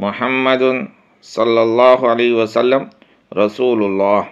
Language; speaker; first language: Arabic; non-native, fluent; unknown